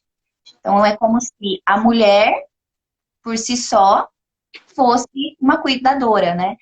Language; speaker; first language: Portuguese; native; Portuguese